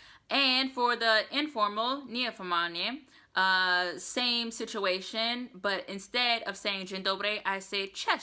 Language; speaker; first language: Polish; non-native, learner; English